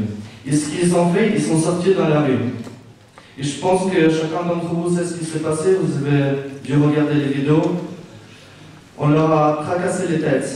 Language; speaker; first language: French; non-native, fluent; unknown